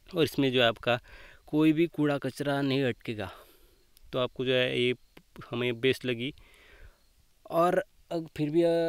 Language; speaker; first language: Hindi; non-native, local second language; Marathi